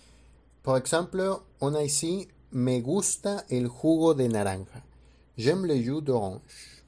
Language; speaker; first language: French; non-native, fluent; Spanish